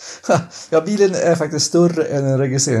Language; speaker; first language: Swedish; native; Swedish